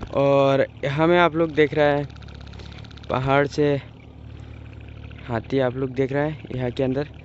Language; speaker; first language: Hindi; non-native, local second language; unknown